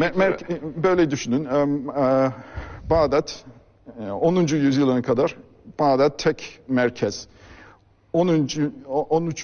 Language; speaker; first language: Turkish; non-native, fluent; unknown